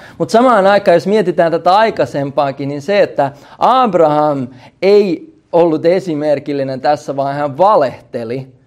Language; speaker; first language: Finnish; early bilingual, heritage; Finnish